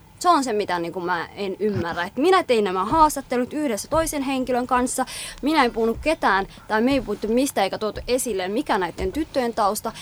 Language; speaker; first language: Finnish; early bilingual, other home language; Somali